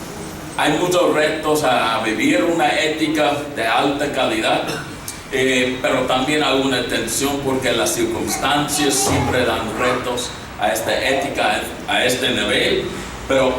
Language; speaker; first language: Spanish; non-native, fluent; English